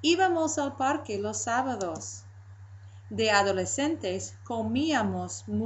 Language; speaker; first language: Spanish; non-native, fluent; English